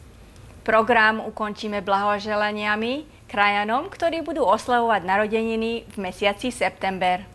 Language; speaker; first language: Slovak; native; Slovak